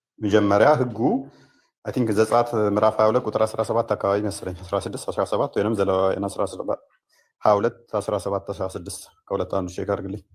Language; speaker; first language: Amharic; native; Amharic